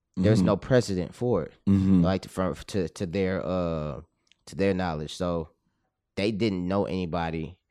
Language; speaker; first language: English; native; English